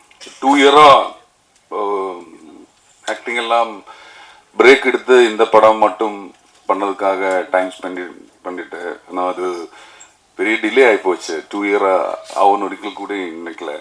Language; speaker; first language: Tamil; non-native, learner; Malayalam